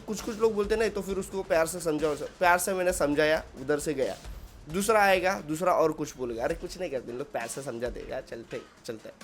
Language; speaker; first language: Hindi; non-native, local second language; Marathi